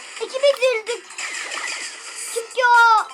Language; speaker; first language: Turkish; early bilingual, other home language; Arabic